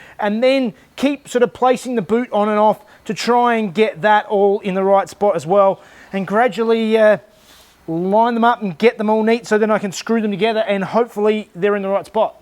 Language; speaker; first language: English; native; English